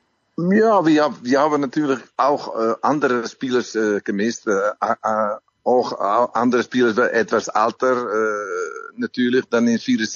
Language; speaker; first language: German; non-native, learner; Dutch